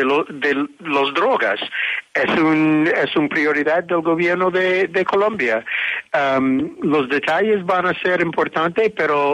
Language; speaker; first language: Spanish; non-native, fluent; English